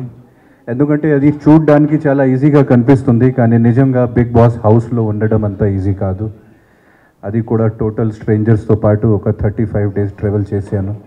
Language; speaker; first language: Telugu; non-native, fluent; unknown